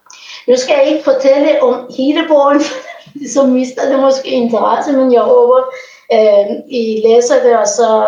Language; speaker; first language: Danish; non-native, fluent; Persian